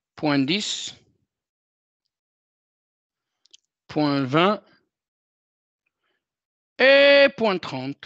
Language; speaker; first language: French; non-native, local second language; Arabic